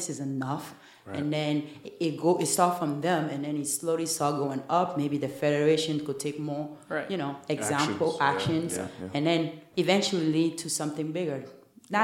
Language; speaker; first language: English; non-native, fluent; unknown